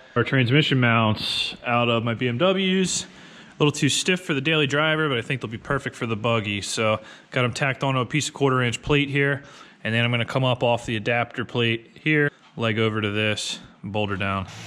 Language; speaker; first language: English; native; English